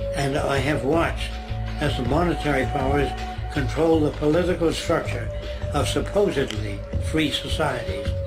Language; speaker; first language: English; native; English